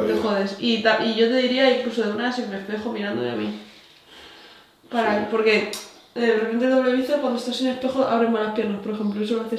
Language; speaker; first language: Spanish; native; Spanish